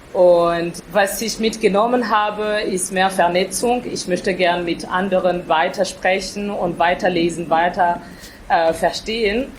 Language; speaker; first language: German; non-native, fluent; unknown